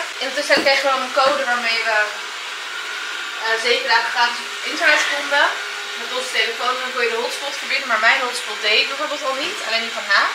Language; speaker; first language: Dutch; native; Dutch